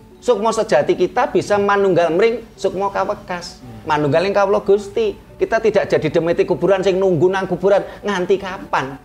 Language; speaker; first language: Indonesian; non-native, local second language; Javanese